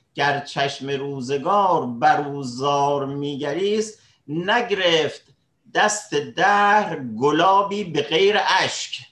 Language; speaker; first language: Persian; native; Persian